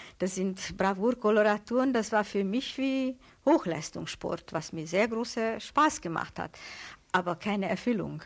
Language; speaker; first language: German; non-native, fluent; Hungarian